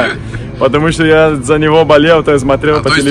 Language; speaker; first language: Russian; non-native, fluent; Portuguese